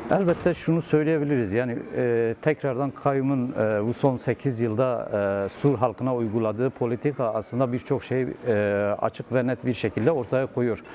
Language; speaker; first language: Turkish; non-native, local second language; Kurdish